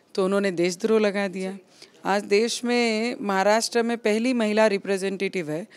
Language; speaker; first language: Hindi; non-native, local second language; Marathi